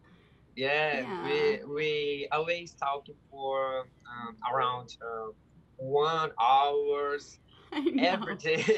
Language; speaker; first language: English; non-native, learner; Portuguese